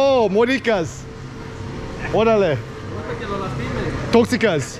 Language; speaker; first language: Spanish; non-native, learner; English